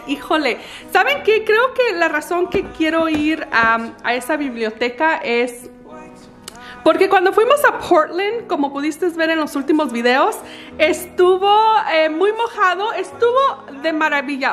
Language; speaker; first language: Spanish; native; Spanish